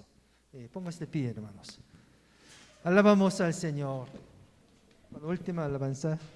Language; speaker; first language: Spanish; non-native, learner; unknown